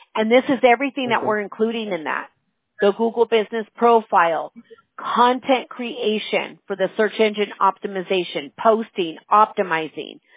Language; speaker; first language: English; early bilingual, other home language; Spanish